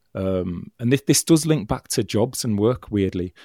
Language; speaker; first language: English; native; English